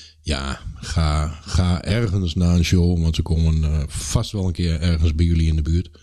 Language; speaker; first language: Dutch; native; Dutch